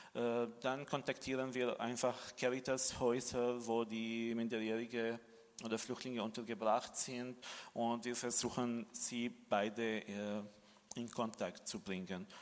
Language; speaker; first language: German; non-native, fluent; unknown